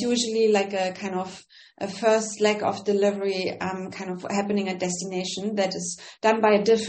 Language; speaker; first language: English; non-native, fluent; German